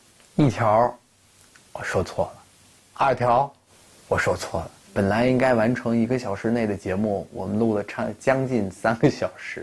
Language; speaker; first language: Chinese; non-native, fluent; Russian